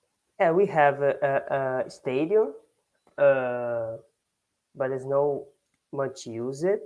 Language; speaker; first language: English; non-native, learner; Portuguese